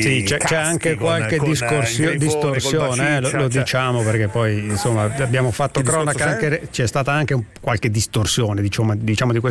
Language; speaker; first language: Italian; native; Italian